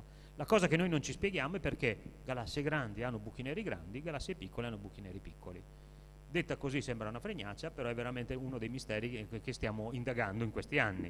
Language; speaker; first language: Italian; native; Italian